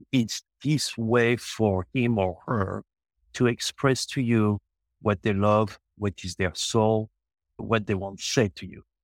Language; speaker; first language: English; non-native, local second language; French